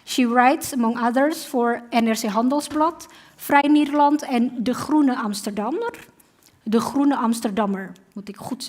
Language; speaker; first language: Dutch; non-native, fluent; Indonesian